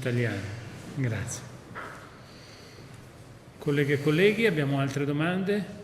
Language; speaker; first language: Italian; native; Italian